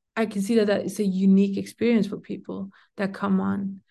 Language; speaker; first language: English; early bilingual, heritage; Danish